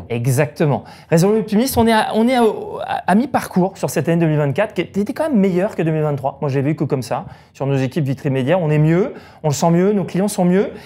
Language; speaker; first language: French; native; French